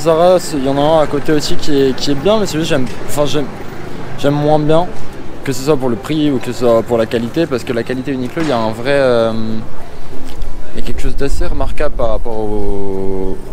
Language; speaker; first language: French; native; French